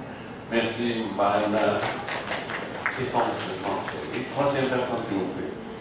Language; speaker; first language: French; non-native, fluent; Indonesian